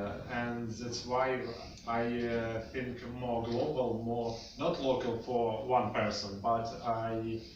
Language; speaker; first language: English; non-native, learner; Russian